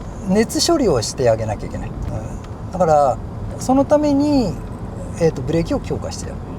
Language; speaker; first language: Japanese; native; Japanese